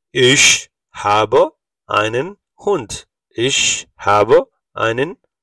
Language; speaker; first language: German; non-native, learner; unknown